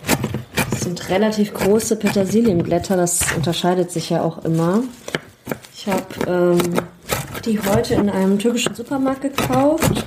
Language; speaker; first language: German; native; German